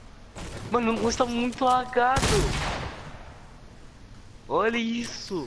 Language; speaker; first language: Portuguese; native; Portuguese